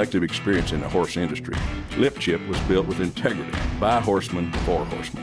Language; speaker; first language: English; non-native, fluent; Ukrainian